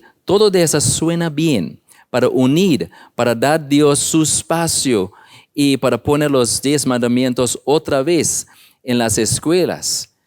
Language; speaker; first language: Spanish; non-native, learner; English